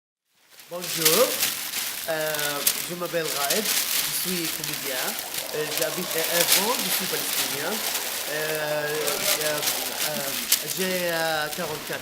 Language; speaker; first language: French; non-native, learner; Arabic